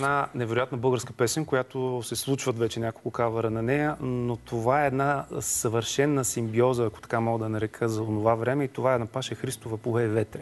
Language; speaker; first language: Bulgarian; native; Bulgarian